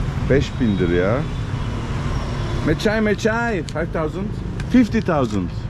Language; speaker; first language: English; non-native, learner; Turkish